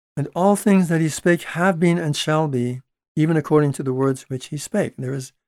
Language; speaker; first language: English; early bilingual, other home language; Dutch